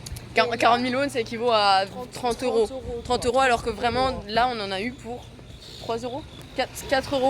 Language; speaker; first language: French; native; French